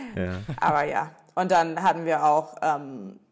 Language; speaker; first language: German; non-native, fluent; English